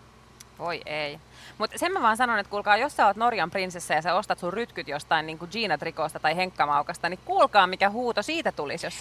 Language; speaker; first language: Finnish; native; Finnish